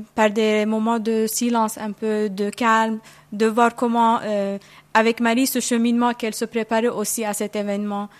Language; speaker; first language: French; non-native, fluent; Persian